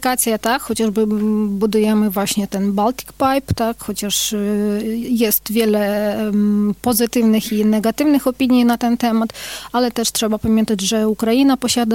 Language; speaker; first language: Polish; non-native, fluent; Ukrainian